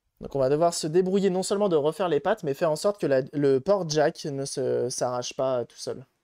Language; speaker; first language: French; native; French